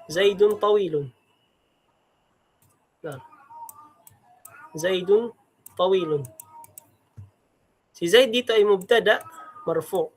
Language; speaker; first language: Arabic; non-native, fluent; Filipino